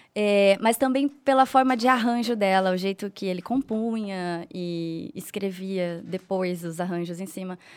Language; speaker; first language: Portuguese; native; Portuguese